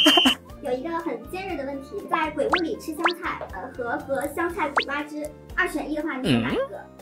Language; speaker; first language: Chinese; native; Chinese